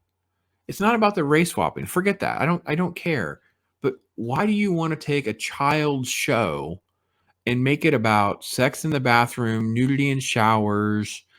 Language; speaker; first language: English; native; English